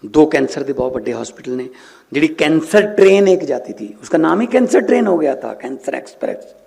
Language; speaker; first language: Hindi; non-native, local second language; Punjabi